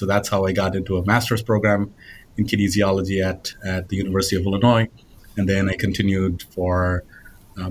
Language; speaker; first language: English; non-native, local second language; Tamil